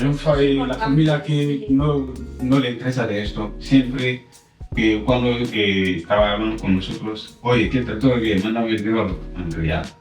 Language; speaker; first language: Spanish; non-native, learner; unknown